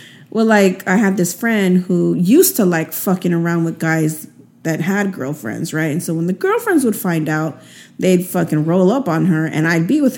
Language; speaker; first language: English; early bilingual, other home language; Spanish